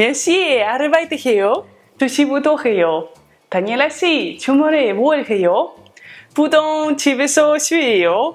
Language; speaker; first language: Korean; non-native, learner; Russian